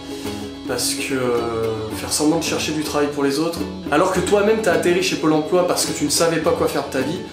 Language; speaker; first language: French; native; French